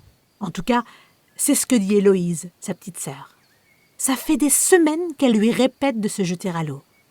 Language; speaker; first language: French; native; French